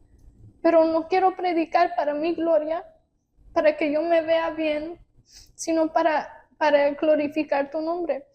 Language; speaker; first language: Spanish; early bilingual, heritage; Spanish